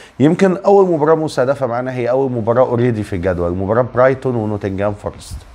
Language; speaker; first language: Arabic; native; Arabic